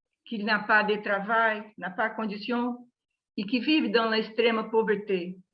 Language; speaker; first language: French; non-native, learner; Portuguese